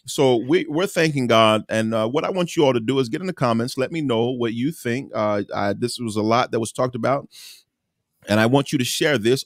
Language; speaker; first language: English; native; English